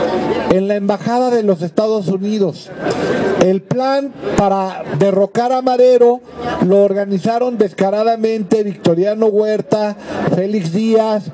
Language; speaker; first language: Spanish; native; Spanish